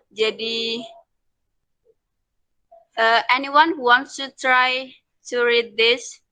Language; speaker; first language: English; non-native, learner; Indonesian